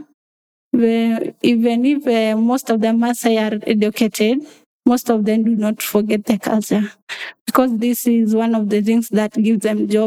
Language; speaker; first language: English; non-native, local second language; Masai